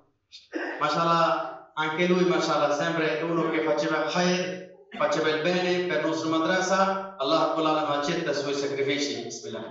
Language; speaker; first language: Italian; non-native, fluent; Bangla